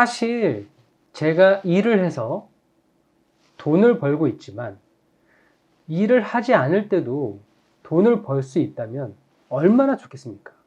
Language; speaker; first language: Korean; native; Korean